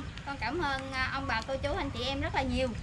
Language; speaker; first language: Vietnamese; native; Vietnamese